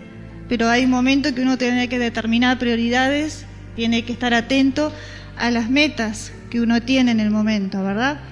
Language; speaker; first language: Spanish; native; Spanish